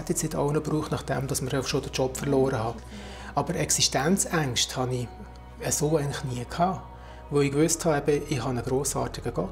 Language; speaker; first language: German; native; German